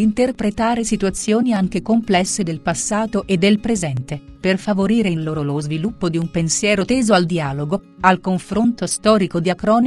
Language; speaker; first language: Italian; native; Italian